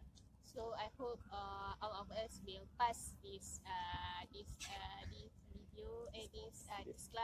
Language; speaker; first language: English; non-native, learner; Malay